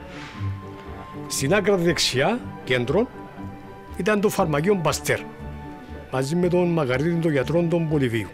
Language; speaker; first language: Greek; native; Greek